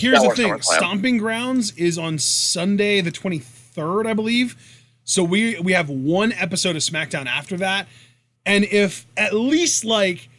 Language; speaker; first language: English; native; English